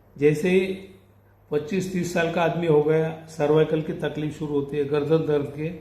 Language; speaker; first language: Hindi; non-native, local second language; Marathi